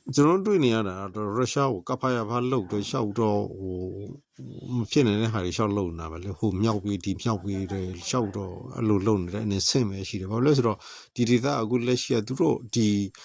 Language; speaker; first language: Burmese; native; Burmese